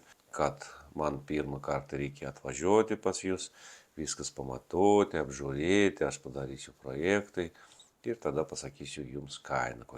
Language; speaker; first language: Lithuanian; non-native, learner; Russian